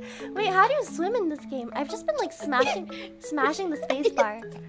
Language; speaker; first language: English; native; English